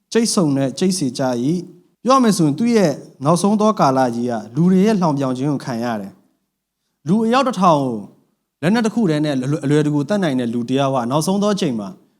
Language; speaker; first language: Burmese; non-native, local second language; Hakha Chin